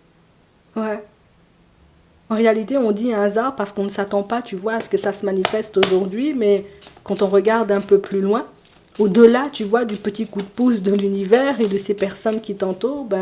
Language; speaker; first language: French; native; French